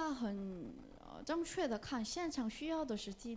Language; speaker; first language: Chinese; non-native, learner; Korean